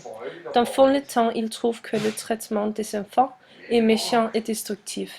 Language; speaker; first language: French; non-native, learner; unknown